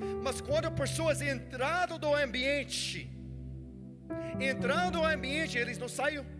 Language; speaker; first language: Portuguese; non-native, learner; English